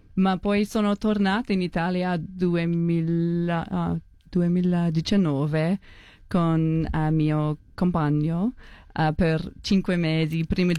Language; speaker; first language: Italian; non-native, learner; English